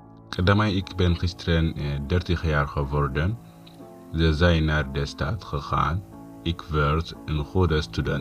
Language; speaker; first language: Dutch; non-native, fluent; Tigrinya